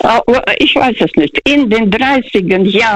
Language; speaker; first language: German; non-native, fluent; Russian